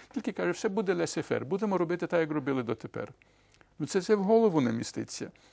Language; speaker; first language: Ukrainian; early bilingual, heritage; Ukrainian